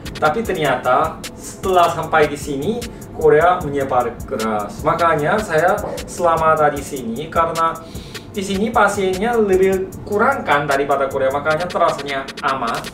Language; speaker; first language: Indonesian; non-native, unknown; Korean